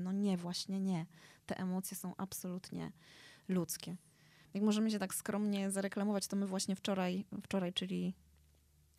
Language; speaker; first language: Polish; native; Polish